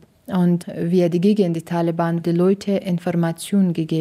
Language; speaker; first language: German; non-native, learner; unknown